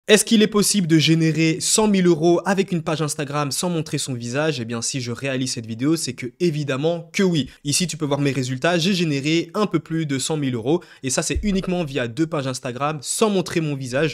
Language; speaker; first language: French; native; French